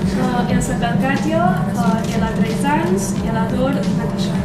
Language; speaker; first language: French; non-native, learner; Catalan